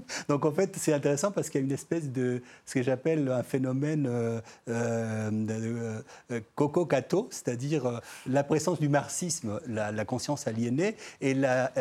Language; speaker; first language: French; non-native, fluent; Spanish